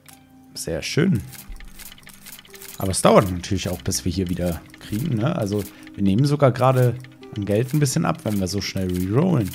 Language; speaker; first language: German; native; German